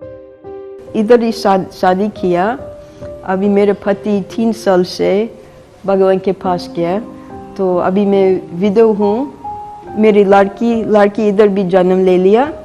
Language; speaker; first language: Hindi; non-native, fluent; English